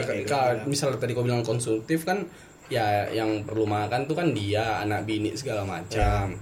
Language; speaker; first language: Indonesian; native; Indonesian